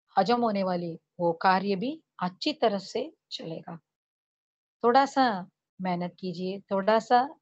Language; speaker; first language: Hindi; non-native, local second language; Tamil